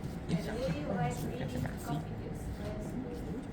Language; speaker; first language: English; non-native, learner; Indonesian